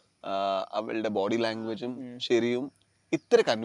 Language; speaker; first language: Malayalam; non-native, learner; Kannada